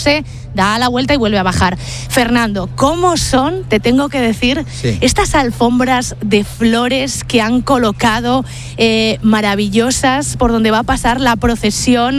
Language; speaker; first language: Spanish; native; Spanish